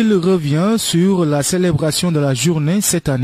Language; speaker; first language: French; non-native, local second language; Wolof